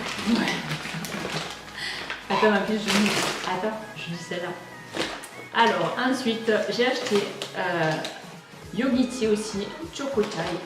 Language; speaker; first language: French; native; French